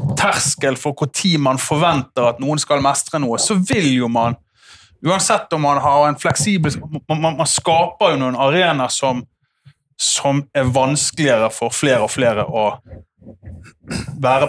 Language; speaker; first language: Norwegian; native; Norwegian